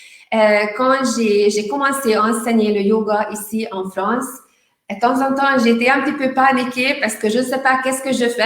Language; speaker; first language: French; non-native, learner; Hungarian